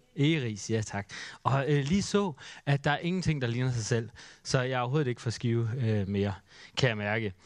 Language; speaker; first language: Danish; native; Danish